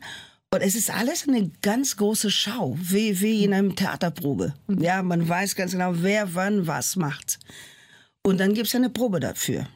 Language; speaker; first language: German; non-native, fluent; Portuguese